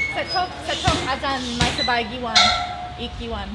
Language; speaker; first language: Thai; non-native, learner; English